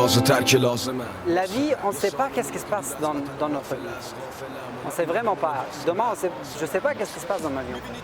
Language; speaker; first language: French; non-native, fluent; Persian